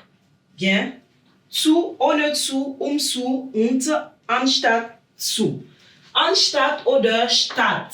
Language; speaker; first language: German; non-native, learner; French